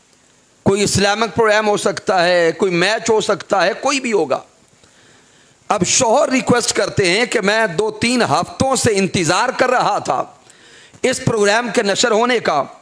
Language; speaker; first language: Urdu; native; Urdu